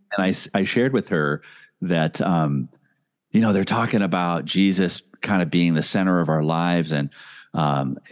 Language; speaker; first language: English; native; English